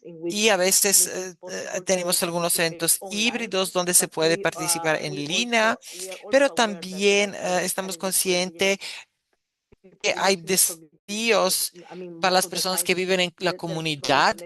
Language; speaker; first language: Spanish; non-native, fluent; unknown